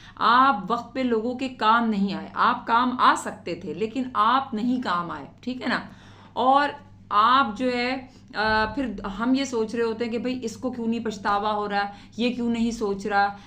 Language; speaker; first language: Urdu; native; Urdu